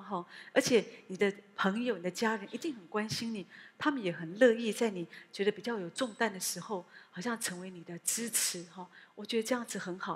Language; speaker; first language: Chinese; native; Chinese